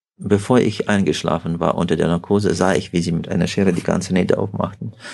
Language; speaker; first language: German; early bilingual, heritage; Russian